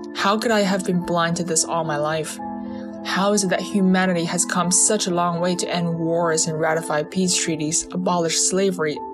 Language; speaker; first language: English; early bilingual, other home language; Chinese